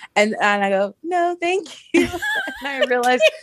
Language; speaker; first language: English; native; English